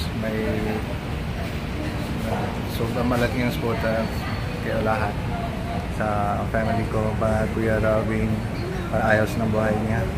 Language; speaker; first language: Filipino; non-native, learner; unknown